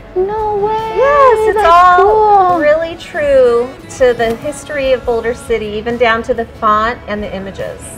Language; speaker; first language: English; native; English